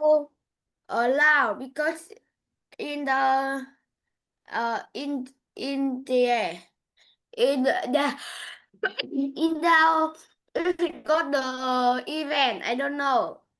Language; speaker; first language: English; non-native, learner; Vietnamese